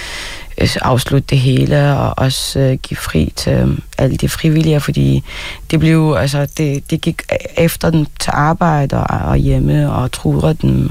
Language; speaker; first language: Danish; non-native, fluent; Arabic